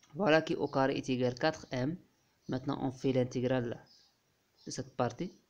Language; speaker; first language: French; non-native, local second language; Arabic